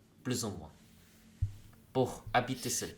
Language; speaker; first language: French; non-native, learner; Indonesian